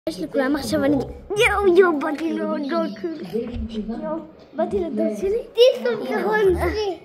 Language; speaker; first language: Hebrew; native; Hebrew